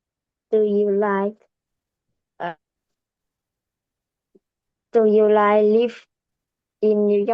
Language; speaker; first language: English; non-native, learner; Vietnamese